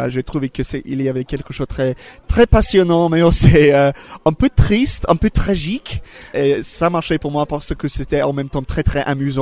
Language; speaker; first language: French; non-native, fluent; English